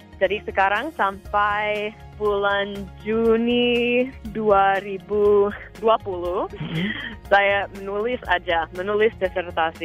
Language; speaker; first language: Indonesian; non-native, fluent; English